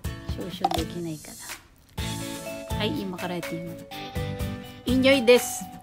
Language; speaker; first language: Japanese; non-native, fluent; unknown